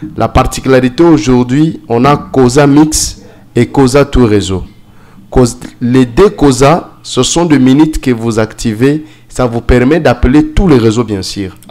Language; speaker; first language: French; non-native, local second language; Swahili